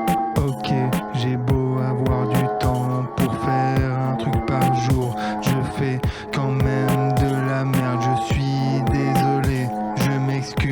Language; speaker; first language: French; native; French